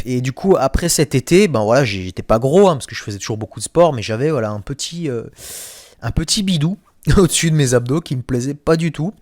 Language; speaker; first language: French; native; French